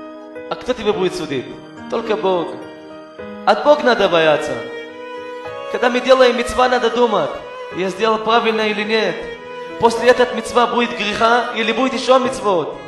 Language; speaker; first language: Russian; non-native, learner; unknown